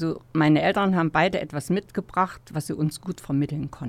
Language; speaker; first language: German; native; German